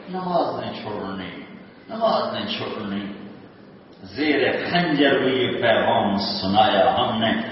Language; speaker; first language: Urdu; native; Urdu